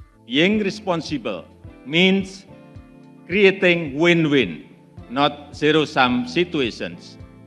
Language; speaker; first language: English; non-native, fluent; Javanese